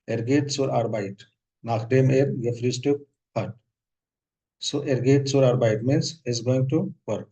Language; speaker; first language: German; non-native, fluent; Hindi